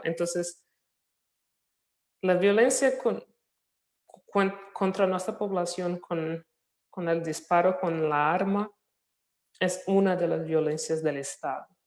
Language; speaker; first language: Spanish; non-native, fluent; Portuguese